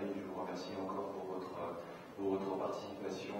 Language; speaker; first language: French; native; French